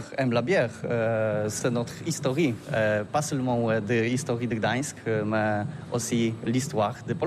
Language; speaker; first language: French; non-native, learner; Polish